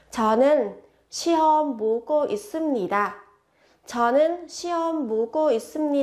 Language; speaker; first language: Korean; non-native, fluent; Vietnamese